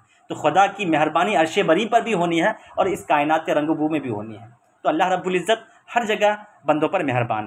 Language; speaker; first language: Urdu; native; Urdu